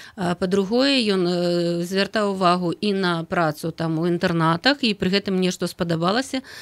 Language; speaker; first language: Belarusian; native; Belarusian